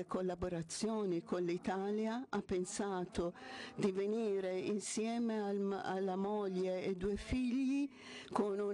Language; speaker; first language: Italian; non-native, fluent; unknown